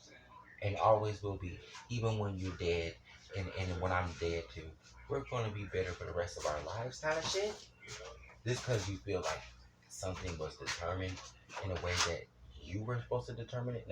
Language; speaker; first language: English; native; English